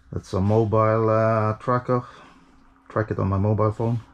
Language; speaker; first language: English; non-native, fluent; Norwegian